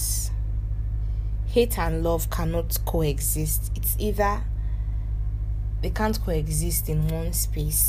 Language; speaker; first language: English; non-native, local second language; Yoruba